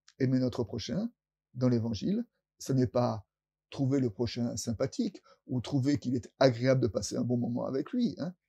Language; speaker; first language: French; native; French